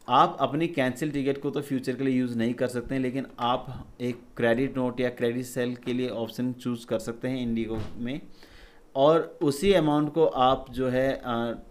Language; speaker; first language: Hindi; native; Hindi